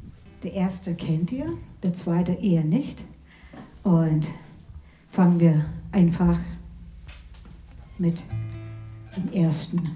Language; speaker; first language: German; non-native, fluent; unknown